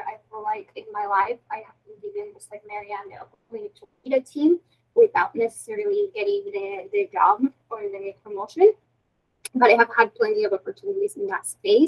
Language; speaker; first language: English; non-native, fluent; Spanish